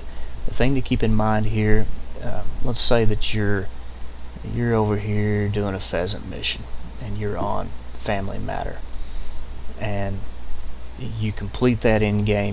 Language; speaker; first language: English; native; English